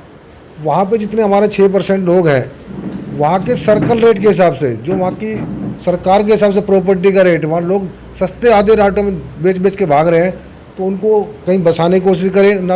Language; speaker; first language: Hindi; native; Hindi